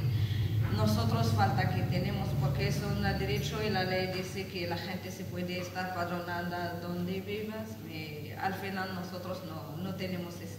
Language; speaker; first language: Spanish; non-native, learner; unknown